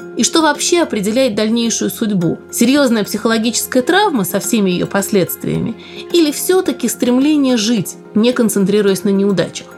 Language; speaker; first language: Russian; native; Russian